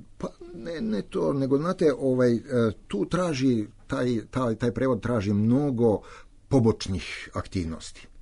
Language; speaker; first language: Serbian; native; Serbian